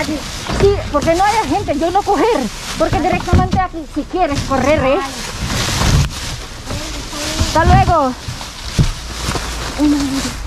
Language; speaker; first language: Spanish; non-native, learner; Filipino